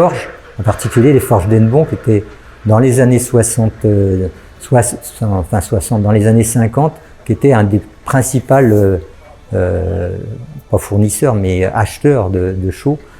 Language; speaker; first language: French; native; French